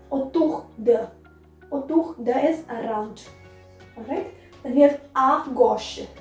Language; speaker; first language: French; non-native, learner; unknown